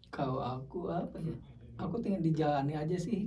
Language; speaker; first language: Indonesian; native; Indonesian